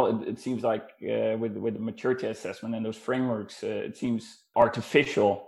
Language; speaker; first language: English; non-native, fluent; Dutch